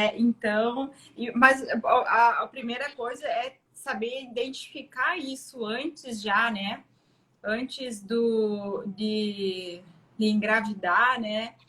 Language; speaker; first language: Portuguese; native; Portuguese